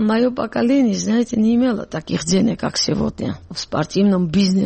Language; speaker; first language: Russian; non-native, local second language; Georgian